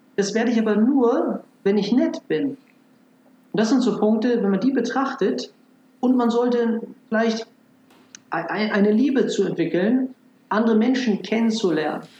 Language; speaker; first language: German; native; German